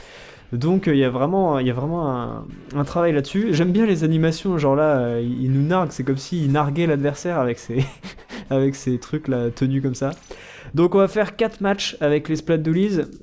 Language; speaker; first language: French; native; French